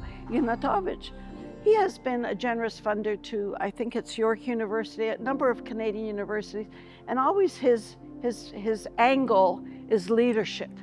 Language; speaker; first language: English; early bilingual, other home language; Ukrainian